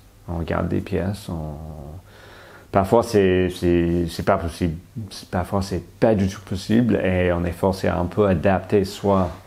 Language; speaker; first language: French; non-native, fluent; English